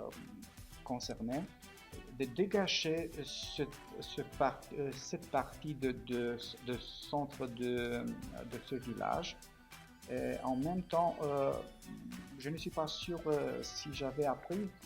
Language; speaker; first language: French; non-native, fluent; Romanian